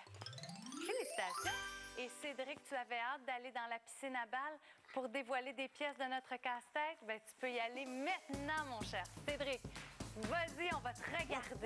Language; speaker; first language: French; native; French